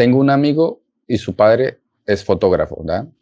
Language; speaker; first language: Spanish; non-native, fluent; Russian